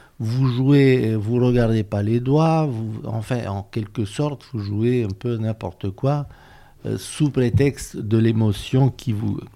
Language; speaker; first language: French; non-native, fluent; Romanian